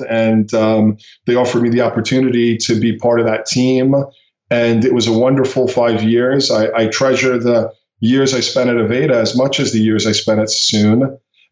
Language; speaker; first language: English; native; English